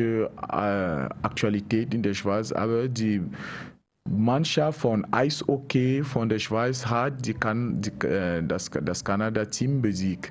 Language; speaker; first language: German; non-native, learner; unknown